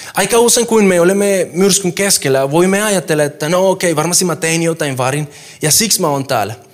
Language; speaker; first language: Finnish; non-native, fluent; Spanish